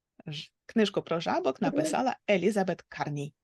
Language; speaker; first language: Ukrainian; native; Ukrainian